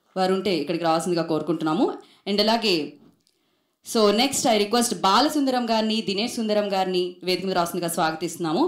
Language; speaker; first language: Telugu; native; Telugu